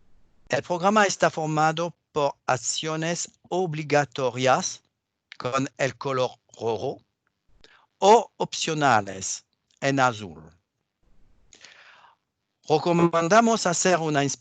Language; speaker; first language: Spanish; non-native, fluent; French